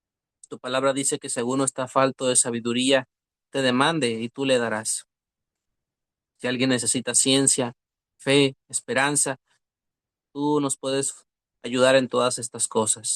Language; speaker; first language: Spanish; native; Spanish